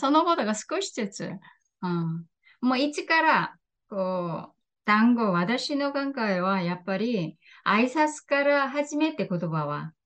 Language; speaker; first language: Japanese; non-native, fluent; Korean